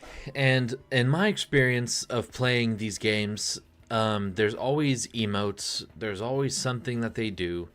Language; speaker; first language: English; native; English